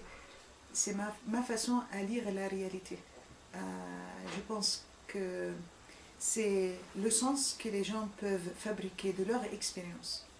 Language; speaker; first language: French; non-native, fluent; Arabic